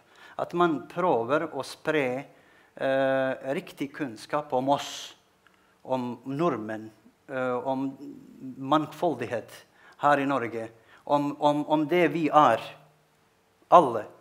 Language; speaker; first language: Norwegian; non-native, fluent; Bosnian